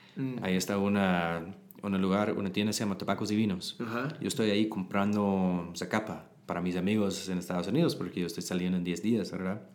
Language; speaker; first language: Spanish; non-native, learner; English